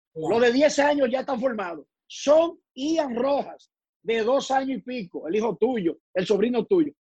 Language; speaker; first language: Spanish; native; Spanish